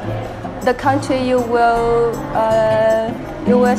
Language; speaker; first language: English; non-native, learner; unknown